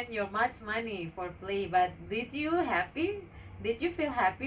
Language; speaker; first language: English; non-native, learner; Indonesian